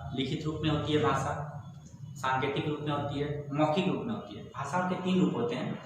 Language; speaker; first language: Hindi; native; Hindi